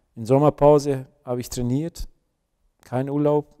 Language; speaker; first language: German; non-native, fluent; Bosnian